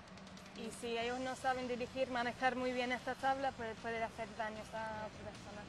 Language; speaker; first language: Spanish; non-native, fluent; English